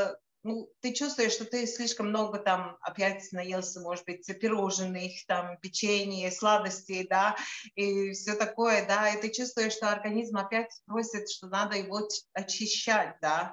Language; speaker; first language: Russian; non-native, local second language; Latvian